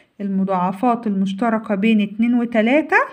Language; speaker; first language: Arabic; native; Arabic